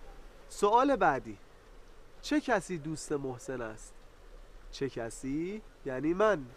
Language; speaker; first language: Persian; non-native, fluent; Arabic